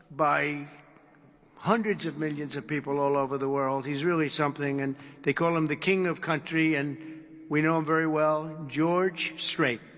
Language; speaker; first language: English; native; English